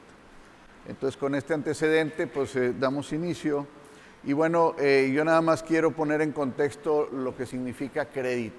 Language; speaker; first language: Spanish; native; Spanish